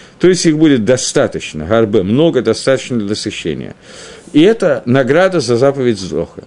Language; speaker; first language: Russian; early bilingual, heritage; Russian